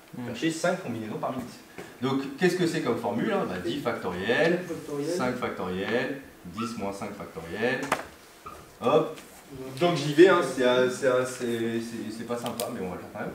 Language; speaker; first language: French; native; French